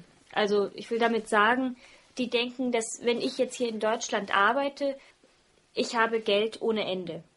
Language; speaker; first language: German; early bilingual, other home language; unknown